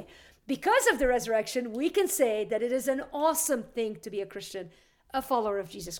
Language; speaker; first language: English; native; English